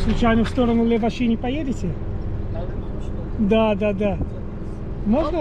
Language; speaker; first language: Russian; non-native, fluent; English